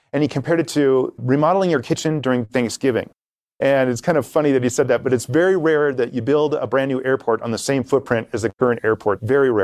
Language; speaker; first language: English; native; English